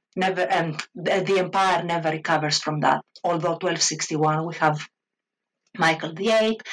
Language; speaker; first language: English; non-native, fluent; Greek